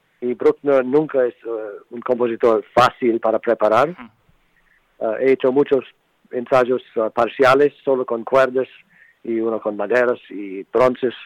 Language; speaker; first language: Spanish; non-native, fluent; English